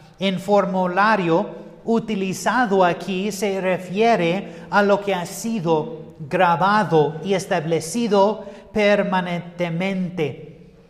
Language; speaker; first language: Spanish; non-native, fluent; English